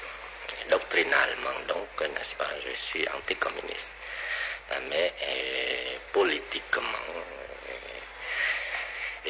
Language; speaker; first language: French; non-native, local second language; Vietnamese